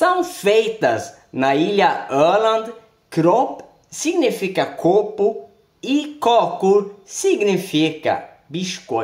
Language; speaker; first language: Portuguese; non-native, fluent; Swedish